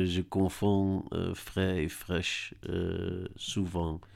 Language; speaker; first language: French; non-native, learner; Dutch